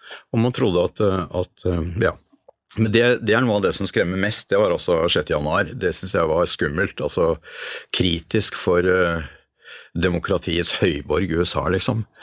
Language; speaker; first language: Norwegian; early bilingual, other home language; Hungarian